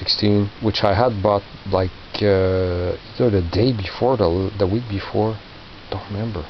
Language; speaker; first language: English; non-native, local second language; French